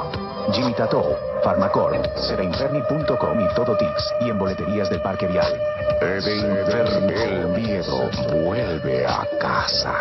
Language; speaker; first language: Spanish; native; Spanish